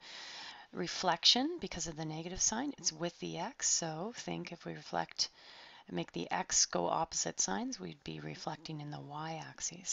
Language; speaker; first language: English; native; English